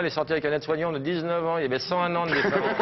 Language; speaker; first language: French; native; French